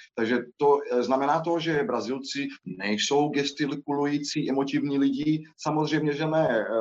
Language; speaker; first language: Czech; non-native, fluent; Portuguese